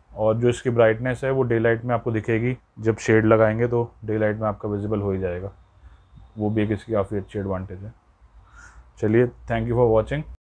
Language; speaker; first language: Hindi; native; Hindi